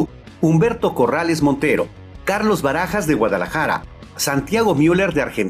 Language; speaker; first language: Spanish; native; Spanish